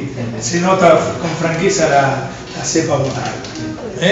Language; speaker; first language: Spanish; native; Spanish